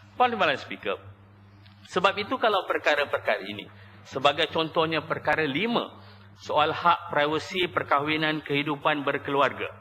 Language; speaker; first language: Malay; native; Malay